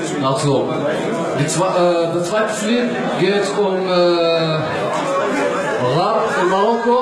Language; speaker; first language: German; non-native, learner; Arabic